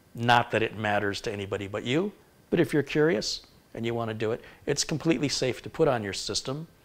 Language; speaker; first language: English; native; English